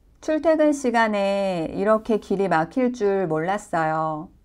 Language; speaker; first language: Korean; non-native, fluent; Chinese